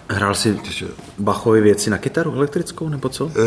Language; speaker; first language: Czech; native; Czech